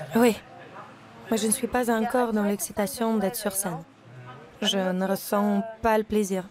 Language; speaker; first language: French; non-native, fluent; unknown